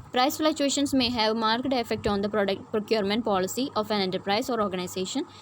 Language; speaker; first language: English; non-native, local second language; Malayalam